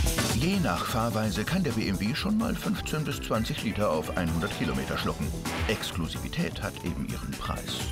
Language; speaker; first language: German; native; German